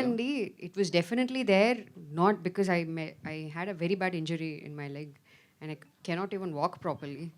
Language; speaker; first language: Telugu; non-native, fluent; Tamil